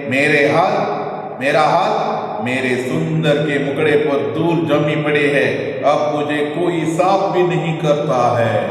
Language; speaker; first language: Hindi; non-native, local second language; Kannada